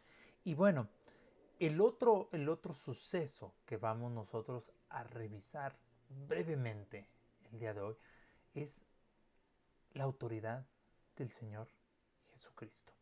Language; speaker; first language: Spanish; native; Spanish